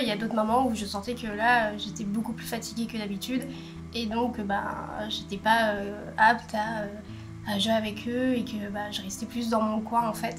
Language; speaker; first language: French; native; French